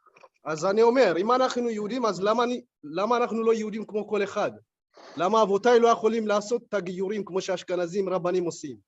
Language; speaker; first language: Hebrew; early bilingual, other home language; Amharic